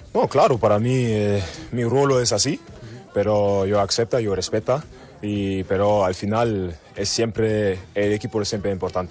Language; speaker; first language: Spanish; non-native, learner; German